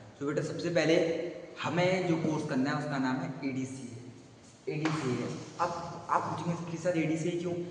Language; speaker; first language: Hindi; native; Hindi